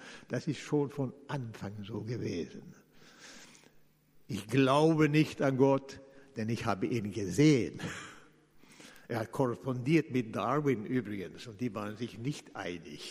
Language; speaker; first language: German; non-native, fluent; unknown